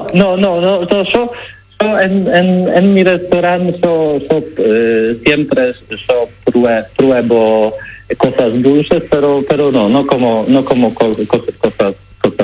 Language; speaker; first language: Spanish; non-native, learner; Polish